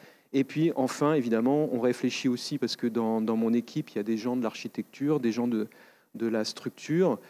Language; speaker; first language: French; native; French